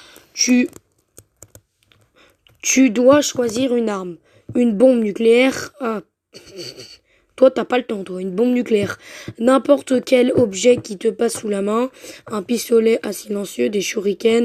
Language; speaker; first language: French; native; French